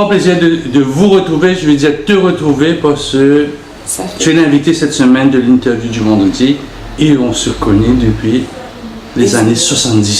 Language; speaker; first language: French; non-native, local second language; Morisyen